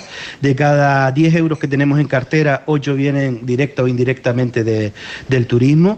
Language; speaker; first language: Spanish; native; Spanish